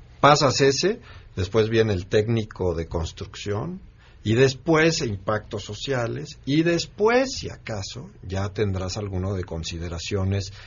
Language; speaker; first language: Spanish; native; Spanish